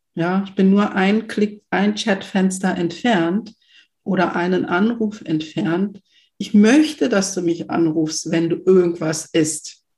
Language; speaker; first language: German; early bilingual, other home language; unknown